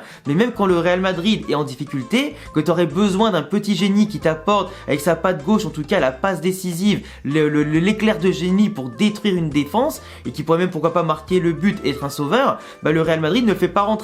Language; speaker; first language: French; native; French